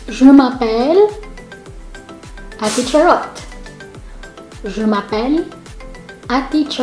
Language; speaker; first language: French; non-native, learner; Filipino